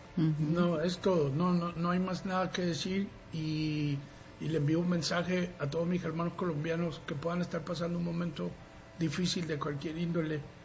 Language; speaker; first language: Spanish; native; Spanish